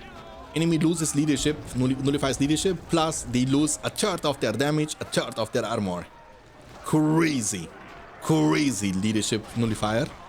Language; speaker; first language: English; non-native, fluent; German